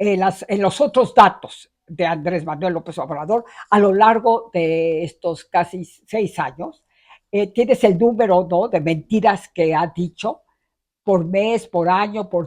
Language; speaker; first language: Spanish; native; Spanish